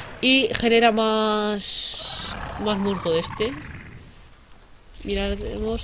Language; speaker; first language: Spanish; native; Spanish